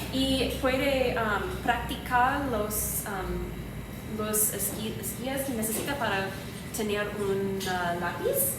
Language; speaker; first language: Spanish; non-native, learner; English